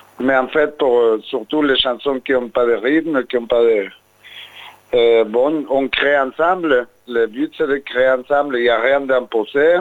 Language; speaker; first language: French; non-native, fluent; Spanish